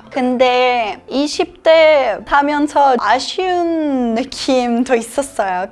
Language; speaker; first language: Korean; non-native, learner; Serbian